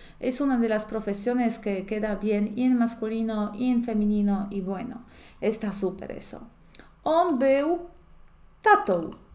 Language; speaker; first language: Spanish; non-native, fluent; Polish